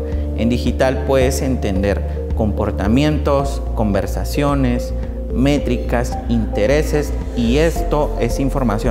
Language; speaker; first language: Spanish; native; Spanish